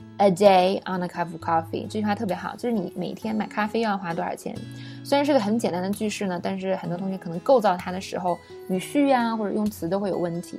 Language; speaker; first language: Chinese; native; Chinese